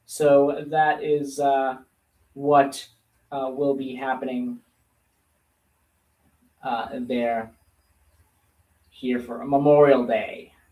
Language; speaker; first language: English; native; English